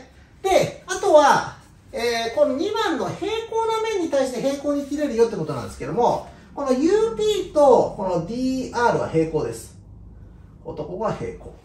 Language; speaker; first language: Japanese; native; Japanese